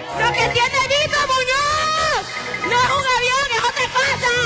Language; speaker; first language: Spanish; native; Spanish